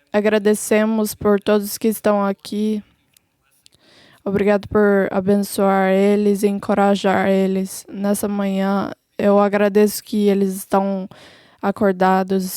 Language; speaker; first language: Portuguese; non-native, fluent; English